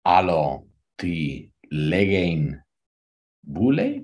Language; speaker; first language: Greek; non-native, fluent; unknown